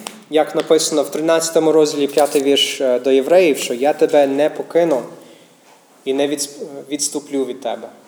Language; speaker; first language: Ukrainian; non-native, fluent; English